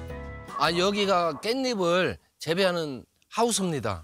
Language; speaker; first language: Korean; native; Korean